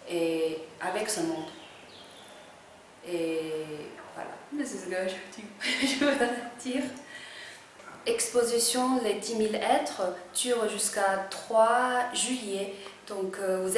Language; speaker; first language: French; non-native, fluent; Chinese